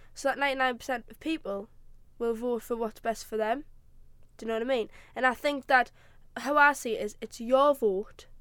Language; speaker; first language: English; native; English